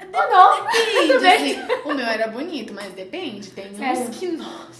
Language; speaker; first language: Portuguese; early bilingual, heritage; Portuguese